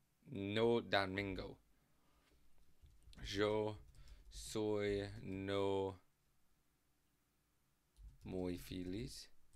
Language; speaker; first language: Spanish; non-native, learner; English